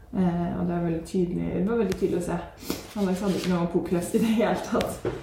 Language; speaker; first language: Norwegian; native; Norwegian